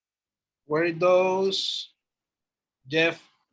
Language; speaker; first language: English; non-native, learner; Spanish